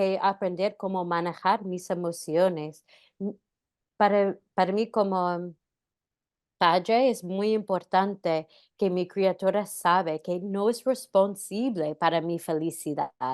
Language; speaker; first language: Spanish; non-native, fluent; English